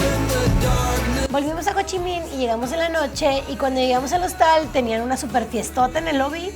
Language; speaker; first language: Spanish; native; Spanish